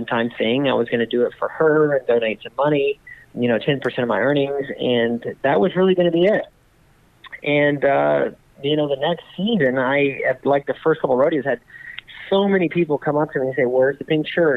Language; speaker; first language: English; native; English